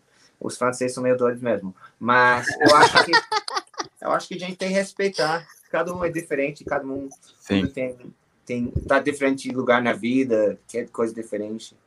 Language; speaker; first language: Portuguese; non-native, learner; English